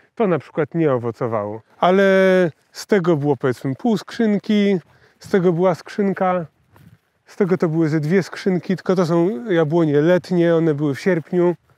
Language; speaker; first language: Polish; native; Polish